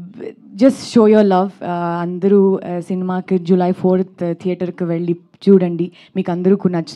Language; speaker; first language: Telugu; non-native, learner; Kannada